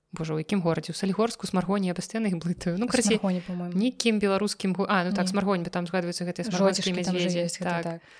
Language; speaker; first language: Belarusian; non-native, local second language; Russian